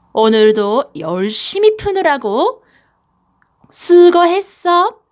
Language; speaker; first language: Korean; non-native, fluent; Japanese